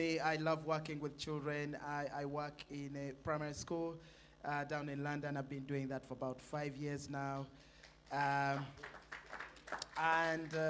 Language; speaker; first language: English; non-native, local second language; Ganda